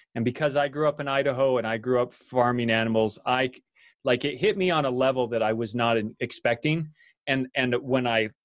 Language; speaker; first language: English; native; English